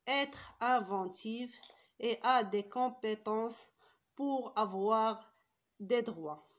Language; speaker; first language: French; non-native, local second language; Arabic